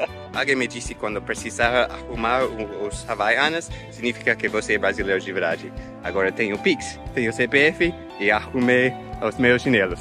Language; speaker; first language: Portuguese; non-native, fluent; English